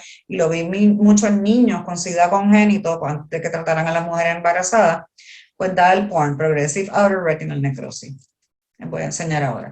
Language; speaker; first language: Spanish; native; Spanish